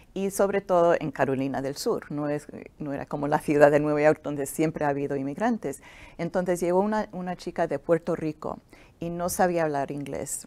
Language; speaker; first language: Spanish; non-native, fluent; English